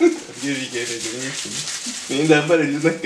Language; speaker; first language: Portuguese; native; Portuguese